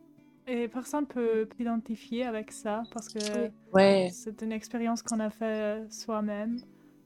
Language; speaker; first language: French; non-native, fluent; German